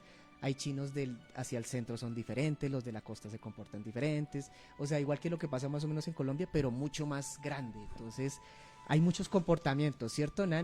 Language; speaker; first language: Spanish; native; Spanish